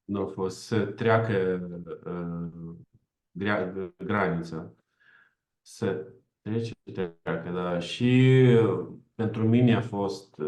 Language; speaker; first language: Romanian; non-native, learner; Ukrainian